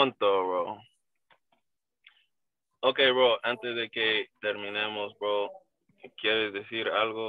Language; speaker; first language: Spanish; non-native, learner; English